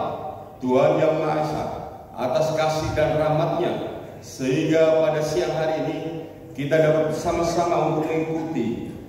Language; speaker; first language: Indonesian; native; Indonesian